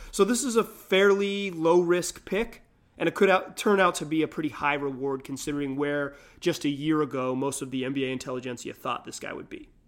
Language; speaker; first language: English; native; English